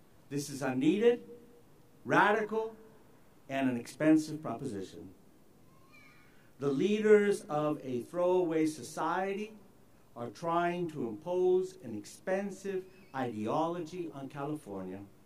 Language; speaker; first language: English; early bilingual, other home language; Spanish